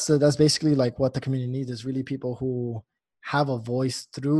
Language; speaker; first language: English; native; English